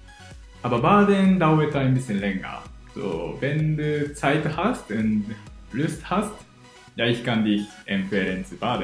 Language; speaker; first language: German; non-native, learner; Japanese